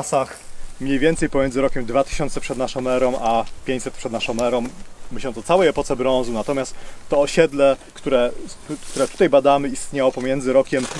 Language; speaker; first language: Polish; native; Polish